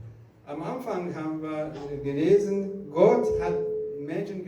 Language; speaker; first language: German; non-native, fluent; Rundi